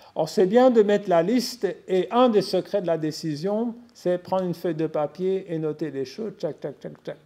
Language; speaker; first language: French; native; French